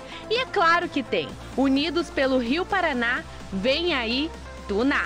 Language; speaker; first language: Portuguese; native; Portuguese